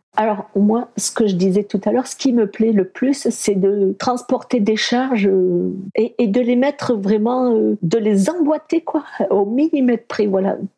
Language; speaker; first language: French; early bilingual, other home language; Spanish